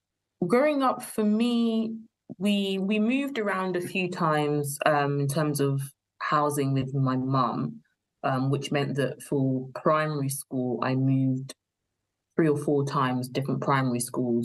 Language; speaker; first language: English; native; English